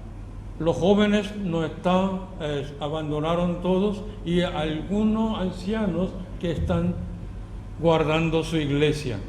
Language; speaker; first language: Spanish; non-native, learner; Korean